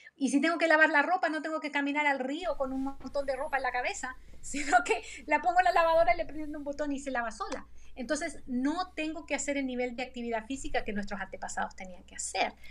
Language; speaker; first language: Spanish; native; Spanish